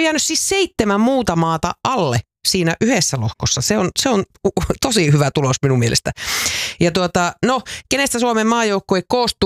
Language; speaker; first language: Finnish; native; Finnish